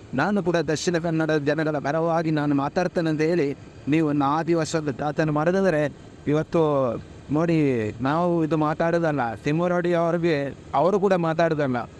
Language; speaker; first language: Kannada; native; Kannada